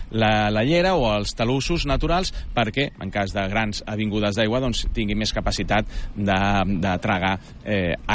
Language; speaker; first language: Catalan; native; Catalan